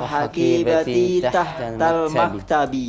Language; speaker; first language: Arabic; non-native, learner; Indonesian